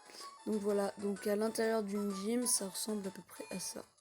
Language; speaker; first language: French; native; French